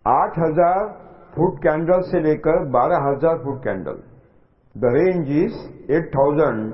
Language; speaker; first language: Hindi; non-native, local second language; Marathi